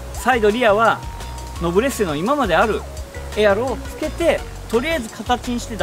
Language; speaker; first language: Japanese; native; Japanese